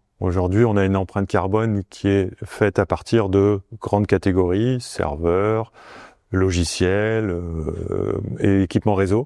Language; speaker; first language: French; native; French